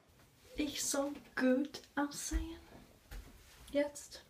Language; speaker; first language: German; non-native, learner; English